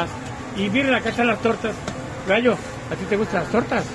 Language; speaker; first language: Spanish; native; Spanish